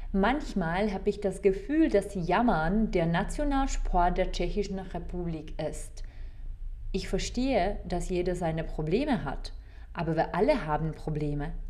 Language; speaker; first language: German; non-native, fluent; Czech